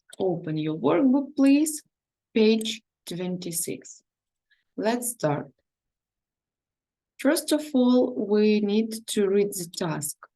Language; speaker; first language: English; non-native, learner; Ukrainian